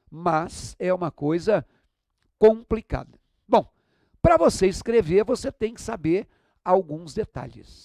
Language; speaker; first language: Portuguese; native; Portuguese